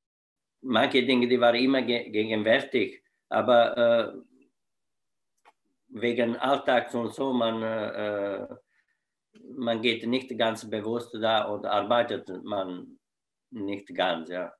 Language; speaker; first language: German; non-native, fluent; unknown